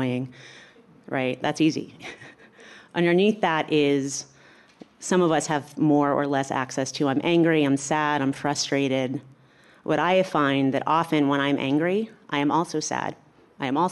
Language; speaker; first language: English; native; English